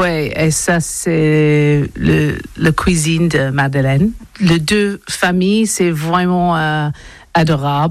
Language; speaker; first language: French; non-native, learner; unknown